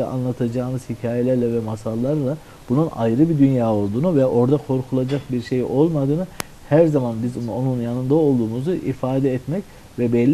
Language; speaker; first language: Turkish; native; Turkish